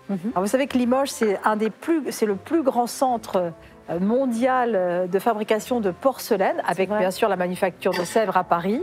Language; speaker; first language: French; native; French